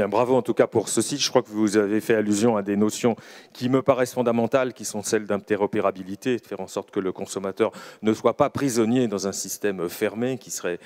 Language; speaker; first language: French; native; French